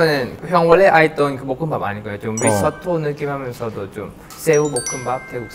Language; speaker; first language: Korean; non-native, fluent; Thai